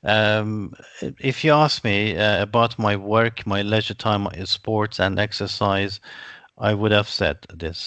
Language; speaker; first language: English; non-native, fluent; Persian